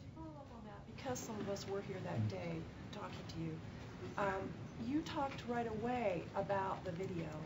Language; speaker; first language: English; native; English